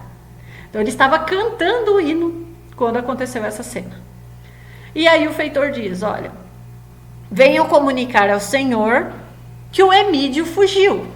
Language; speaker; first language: Portuguese; native; Portuguese